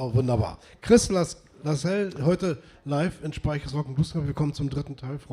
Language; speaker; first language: German; native; German